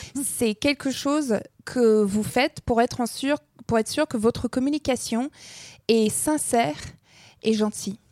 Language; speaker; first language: French; non-native, fluent; English